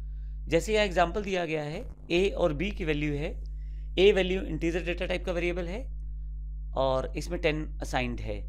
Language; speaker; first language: Hindi; native; Hindi